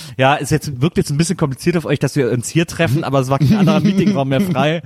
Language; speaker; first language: German; native; German